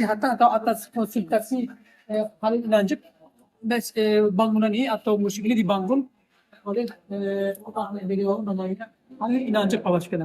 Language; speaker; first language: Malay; non-native, fluent; Turkish